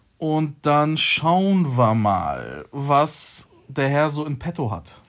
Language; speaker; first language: German; early bilingual, other home language; Polish